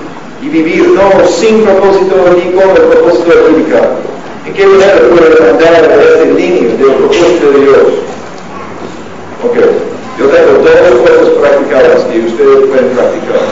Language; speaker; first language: Spanish; non-native, learner; English